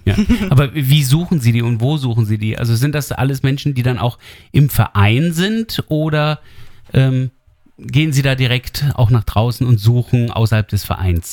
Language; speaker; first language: German; native; German